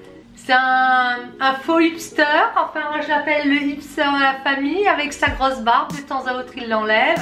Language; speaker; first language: French; native; French